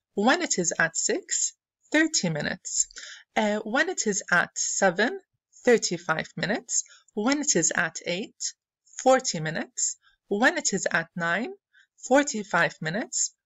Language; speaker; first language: English; non-native, fluent; Arabic